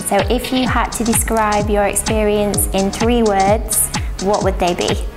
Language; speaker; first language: English; native; English